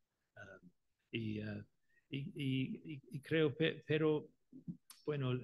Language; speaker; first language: Spanish; non-native, fluent; Irish